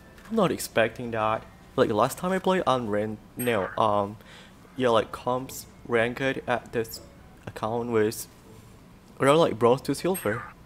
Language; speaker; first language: English; non-native, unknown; Indonesian